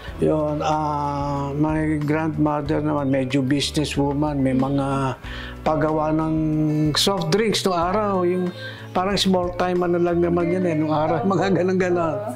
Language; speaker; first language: Filipino; native; Filipino